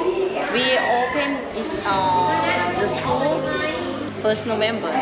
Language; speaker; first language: English; non-native, learner; Thai